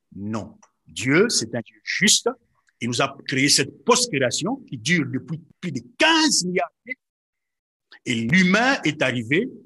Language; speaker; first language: French; non-native, local second language; Lingala